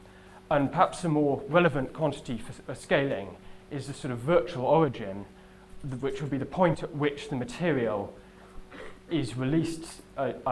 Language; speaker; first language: English; native; English